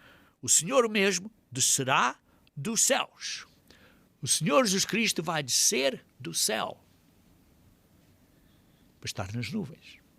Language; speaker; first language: Portuguese; native; Portuguese